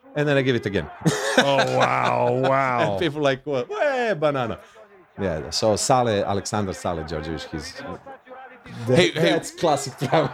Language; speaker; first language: English; non-native, learner; Serbian